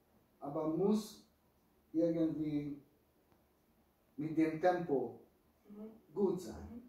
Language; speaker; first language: German; non-native, fluent; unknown